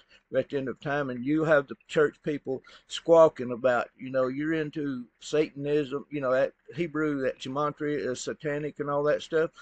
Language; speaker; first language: English; native; English